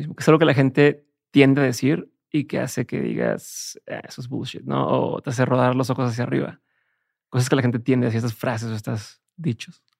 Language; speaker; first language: Spanish; native; Spanish